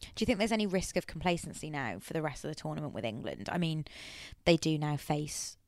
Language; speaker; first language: English; native; English